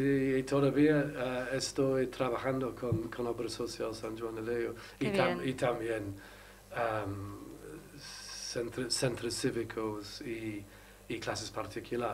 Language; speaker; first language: Spanish; non-native, learner; English